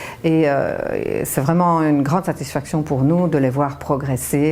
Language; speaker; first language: French; native; French